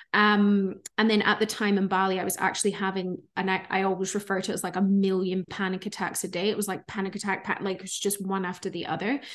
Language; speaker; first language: English; native; English